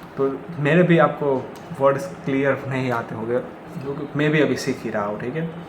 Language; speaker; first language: Hindi; non-native, local second language; Gujarati